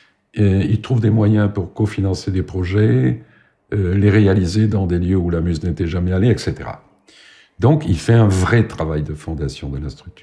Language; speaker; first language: French; native; French